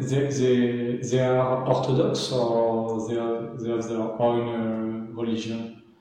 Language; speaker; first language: English; non-native, learner; French